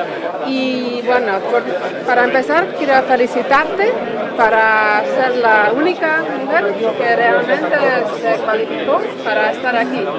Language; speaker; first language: Spanish; non-native, fluent; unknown